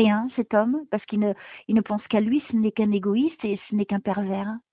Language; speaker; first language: French; native; French